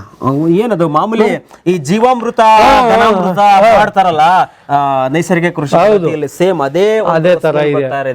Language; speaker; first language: Kannada; native; Kannada